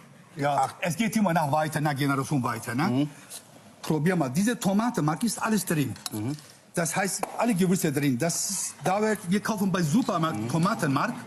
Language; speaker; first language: German; non-native, fluent; Kurdish